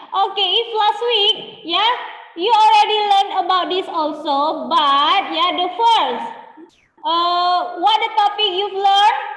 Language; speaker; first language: English; non-native, learner; Indonesian